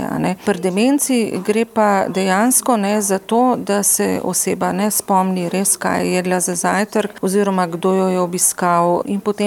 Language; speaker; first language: Slovenian; native; Slovenian